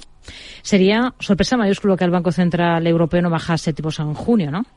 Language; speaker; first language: Spanish; native; Spanish